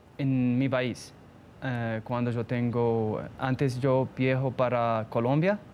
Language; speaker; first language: Spanish; non-native, learner; Arabic